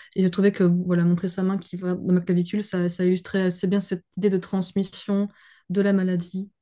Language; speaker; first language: French; native; French